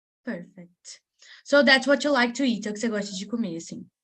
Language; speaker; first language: Portuguese; native; Portuguese